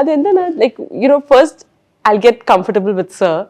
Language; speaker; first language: Tamil; non-native, learner; Malayalam